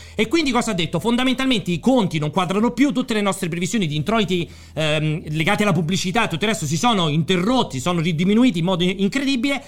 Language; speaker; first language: Italian; native; Italian